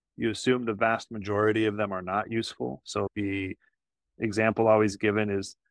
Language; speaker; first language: English; native; English